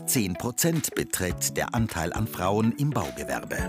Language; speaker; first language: German; native; German